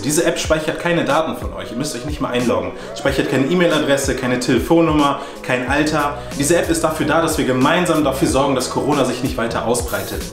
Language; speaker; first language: German; native; German